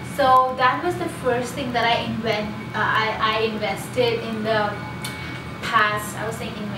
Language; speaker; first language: English; non-native, local second language; Hindi